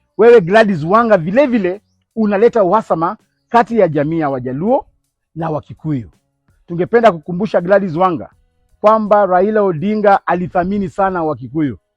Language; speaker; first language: Swahili; non-native, local second language; Luyia